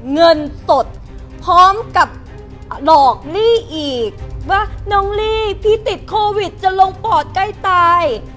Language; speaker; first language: Thai; non-native, fluent; Vietnamese